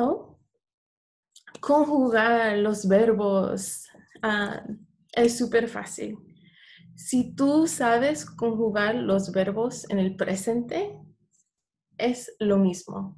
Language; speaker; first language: Spanish; non-native, fluent; English